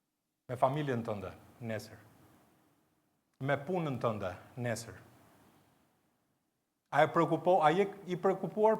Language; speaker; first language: Albanian; native; Albanian